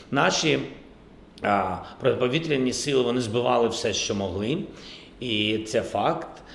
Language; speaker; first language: Ukrainian; non-native, local second language; Russian